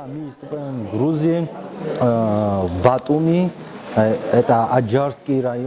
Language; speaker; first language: Russian; non-native, fluent; Georgian